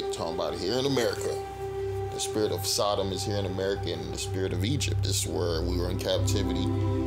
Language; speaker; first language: English; native; English